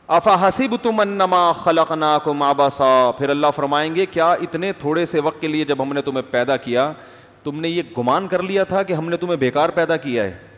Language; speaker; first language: Urdu; native; Urdu